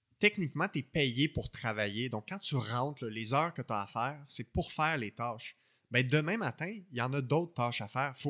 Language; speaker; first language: French; native; French